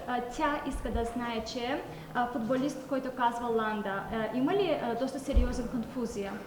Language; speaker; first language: Bulgarian; non-native, learner; Azerbaijani